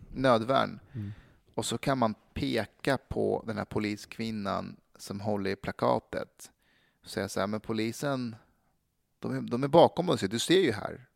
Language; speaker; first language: Swedish; early bilingual, other home language; Persian